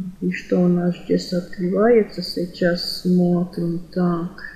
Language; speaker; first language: Russian; non-native, fluent; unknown